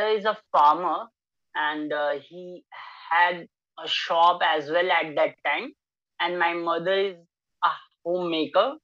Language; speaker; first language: English; non-native, local second language; Hindi